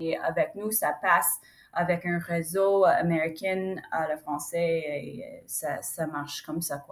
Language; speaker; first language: French; non-native, fluent; English